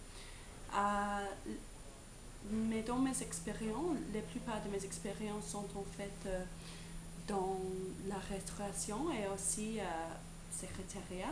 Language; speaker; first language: French; non-native, learner; English